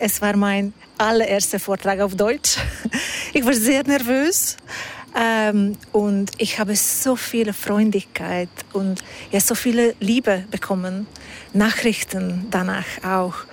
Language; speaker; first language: German; non-native, fluent; Hungarian